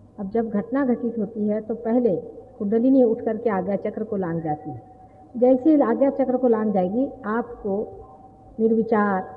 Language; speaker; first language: Hindi; non-native, local second language; Marathi